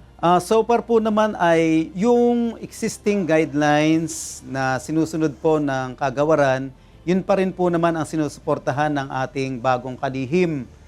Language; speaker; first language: Filipino; native; Filipino